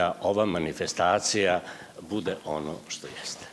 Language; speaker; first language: Serbian; native; Serbian